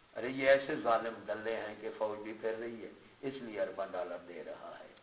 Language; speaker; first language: Urdu; non-native, local second language; Punjabi